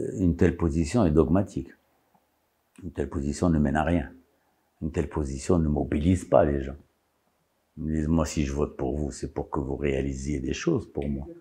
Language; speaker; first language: French; non-native, local second language; Arabic